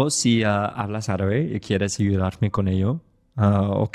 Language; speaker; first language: Spanish; non-native, fluent; English